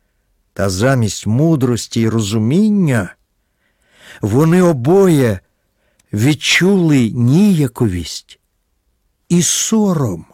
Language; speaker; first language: Ukrainian; native; Ukrainian